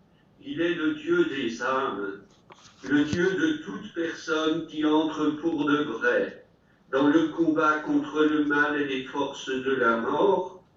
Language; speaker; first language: French; native; French